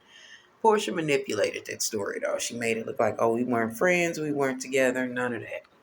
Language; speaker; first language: English; native; English